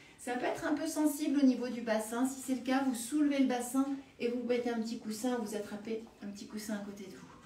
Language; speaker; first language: French; native; French